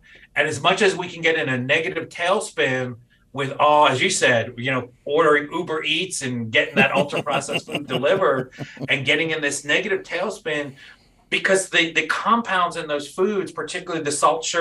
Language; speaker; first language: English; native; English